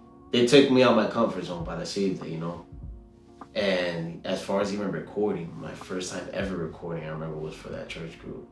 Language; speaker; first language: English; early bilingual, other home language; Spanish